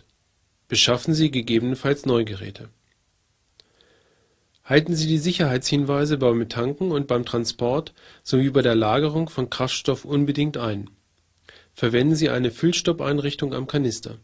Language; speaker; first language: German; native; German